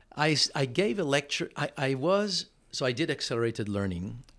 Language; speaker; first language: English; non-native, fluent; French